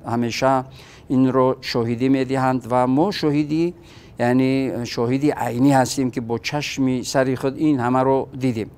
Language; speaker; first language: Tajik; native; Tajik